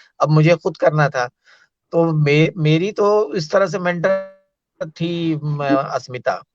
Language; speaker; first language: Hindi; native; Hindi